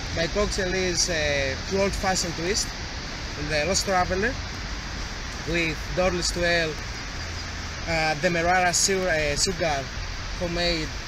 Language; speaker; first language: English; non-native, learner; Greek